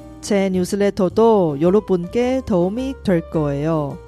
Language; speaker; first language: Korean; non-native, fluent; Chinese